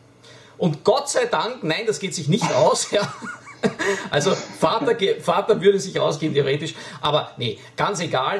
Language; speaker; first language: German; native; German